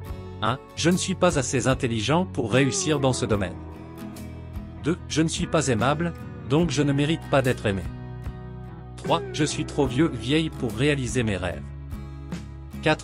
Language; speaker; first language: French; native; French